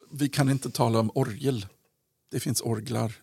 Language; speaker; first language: Swedish; non-native, fluent; English